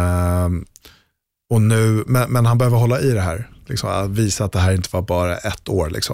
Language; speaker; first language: Swedish; native; Swedish